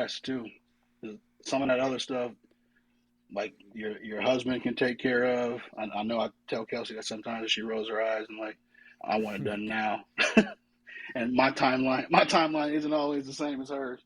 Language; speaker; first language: English; native; English